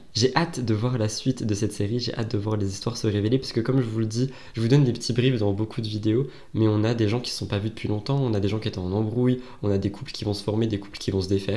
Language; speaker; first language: French; native; French